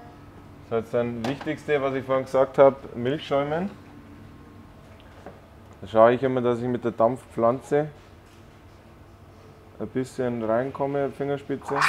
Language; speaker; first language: German; native; German